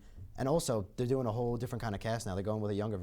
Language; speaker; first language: English; native; English